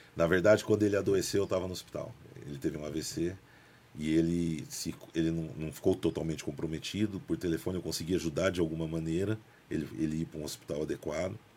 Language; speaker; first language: Portuguese; native; Portuguese